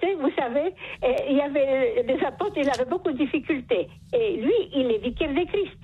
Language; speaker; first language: French; non-native, fluent; Polish